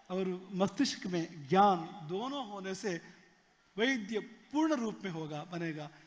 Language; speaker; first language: Hindi; non-native, local second language; Kannada